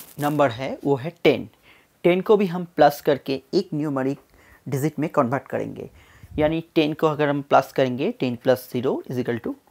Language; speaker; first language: Hindi; non-native, local second language; Bangla